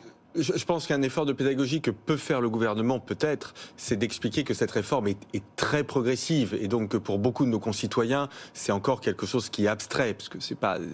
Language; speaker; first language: French; native; French